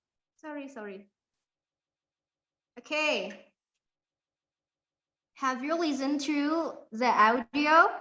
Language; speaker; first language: English; non-native, fluent; Indonesian